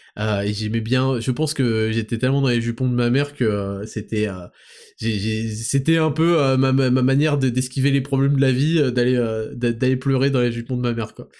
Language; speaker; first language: French; native; French